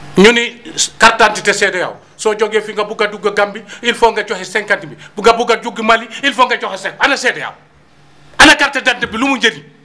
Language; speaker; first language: Wolof; non-native, local second language; Fula